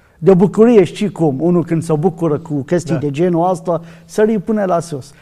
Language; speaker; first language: Romanian; non-native, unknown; Arabic